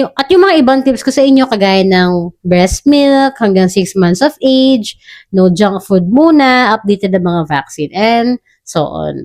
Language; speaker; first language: Filipino; native; Filipino